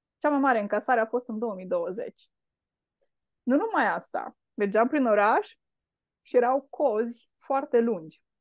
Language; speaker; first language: Romanian; native; Romanian